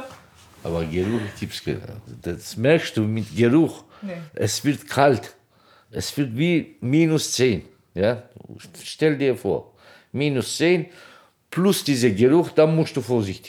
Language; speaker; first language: German; non-native, learner; Turkish